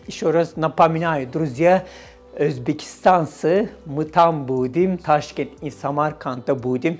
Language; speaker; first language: Russian; non-native, learner; Turkish